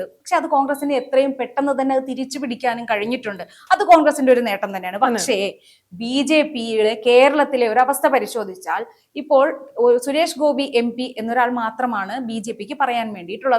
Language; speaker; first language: Malayalam; native; Malayalam